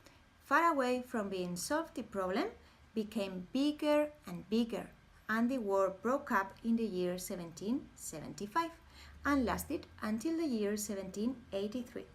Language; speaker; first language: English; non-native, fluent; Spanish